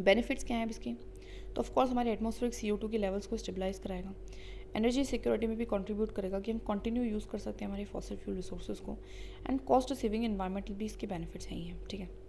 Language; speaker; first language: Hindi; native; Hindi